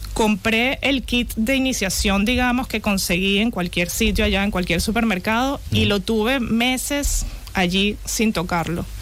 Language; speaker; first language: Spanish; native; Spanish